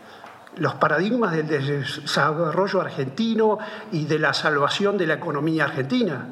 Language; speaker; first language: Spanish; native; Spanish